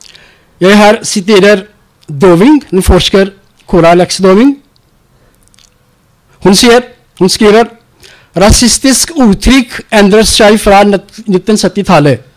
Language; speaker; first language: Norwegian; non-native, learner; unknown